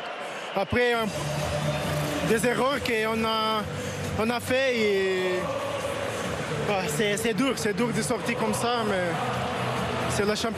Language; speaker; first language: French; non-native, fluent; Portuguese